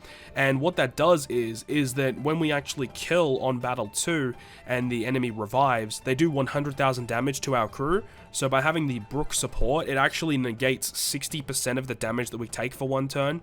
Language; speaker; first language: English; native; English